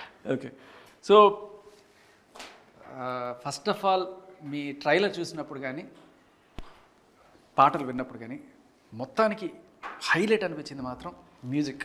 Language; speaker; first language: Telugu; native; Telugu